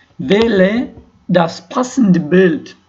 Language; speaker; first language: German; non-native, fluent; Ukrainian